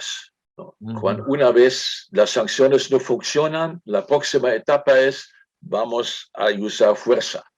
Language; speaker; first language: Spanish; non-native, fluent; German